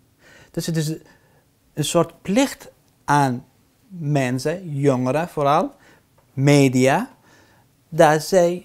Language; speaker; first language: Dutch; non-native, fluent; Arabic